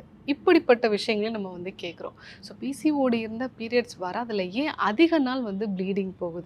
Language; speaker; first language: Tamil; native; Tamil